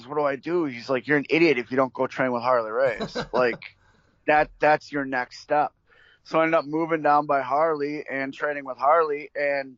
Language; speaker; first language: English; native; English